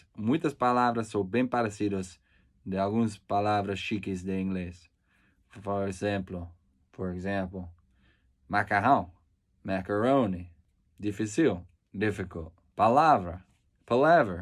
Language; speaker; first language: Portuguese; non-native, learner; English